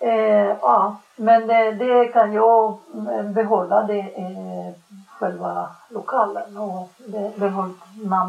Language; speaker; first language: Swedish; non-native, learner; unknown